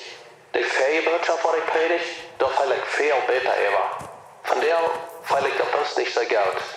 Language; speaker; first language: German; non-native, learner; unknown